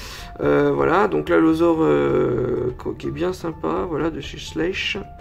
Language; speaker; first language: French; native; French